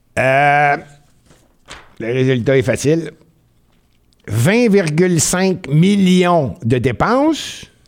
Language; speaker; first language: French; native; French